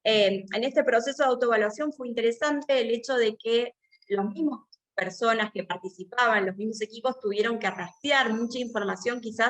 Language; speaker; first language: Spanish; native; Spanish